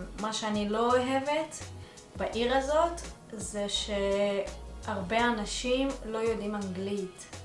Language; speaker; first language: Hebrew; early bilingual, other home language; Russian